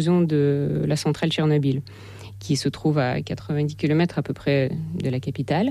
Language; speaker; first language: French; non-native, fluent; Russian